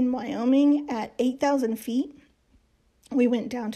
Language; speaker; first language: English; native; English